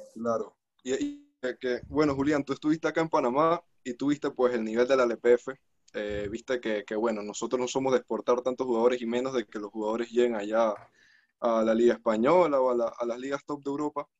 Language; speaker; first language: Spanish; native; Spanish